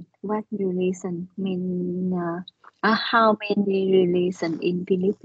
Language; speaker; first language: English; non-native, learner; Vietnamese